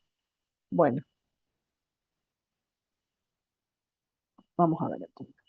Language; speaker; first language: Spanish; native; Spanish